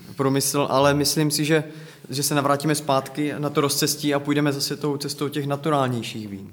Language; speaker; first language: Czech; native; Czech